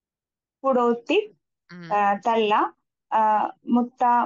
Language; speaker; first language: Finnish; non-native, learner; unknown